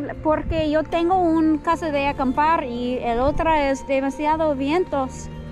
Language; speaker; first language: Spanish; non-native, learner; English